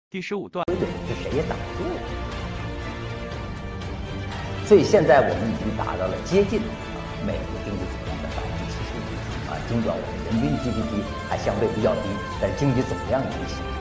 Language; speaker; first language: Chinese; native; Chinese